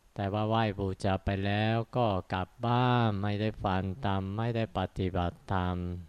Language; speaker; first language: Thai; non-native, fluent; Japanese